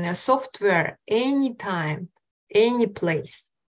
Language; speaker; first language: English; non-native, fluent; Russian